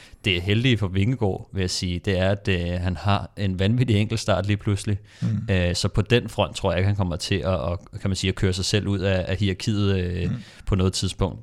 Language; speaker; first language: Danish; native; Danish